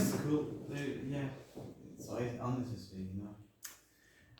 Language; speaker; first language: English; non-native, learner; Turkish